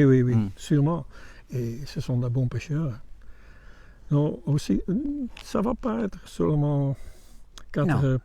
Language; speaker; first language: French; non-native, learner; Dutch